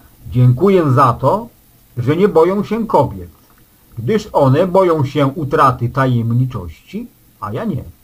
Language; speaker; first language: Polish; native; Polish